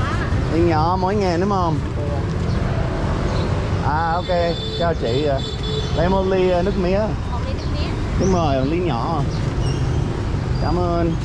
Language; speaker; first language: Vietnamese; non-native, learner; English